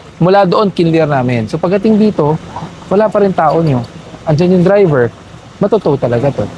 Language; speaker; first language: Filipino; native; Filipino